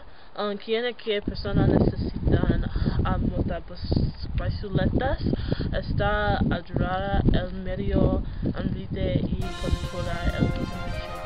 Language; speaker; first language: Spanish; non-native, learner; English